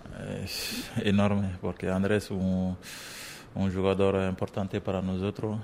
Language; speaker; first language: Spanish; non-native, learner; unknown